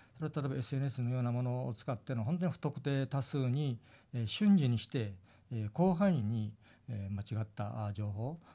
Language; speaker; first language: Japanese; native; Japanese